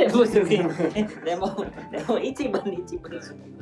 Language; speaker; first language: Japanese; non-native, learner; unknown